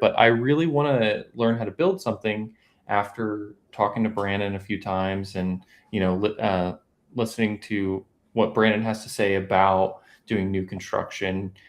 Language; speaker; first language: English; native; English